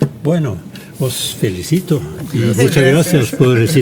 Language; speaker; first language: Spanish; non-native, fluent; Norwegian